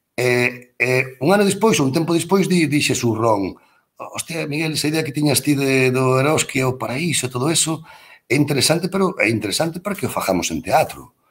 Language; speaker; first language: Galician; native; Galician